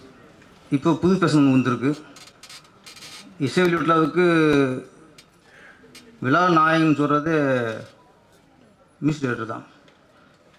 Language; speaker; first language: Tamil; native; Tamil